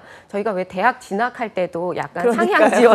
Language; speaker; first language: Korean; native; Korean